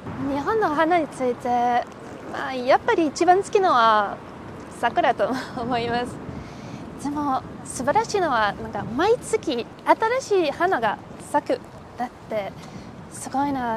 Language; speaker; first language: Japanese; non-native, fluent; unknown